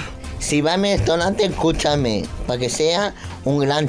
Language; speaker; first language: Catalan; non-native, local second language; Spanish